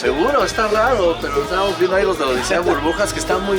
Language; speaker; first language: Spanish; native; Spanish